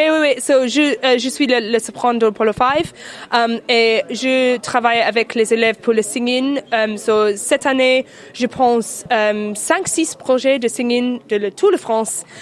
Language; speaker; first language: French; non-native, learner; English